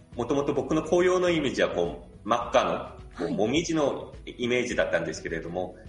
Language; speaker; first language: Japanese; non-native, fluent; Korean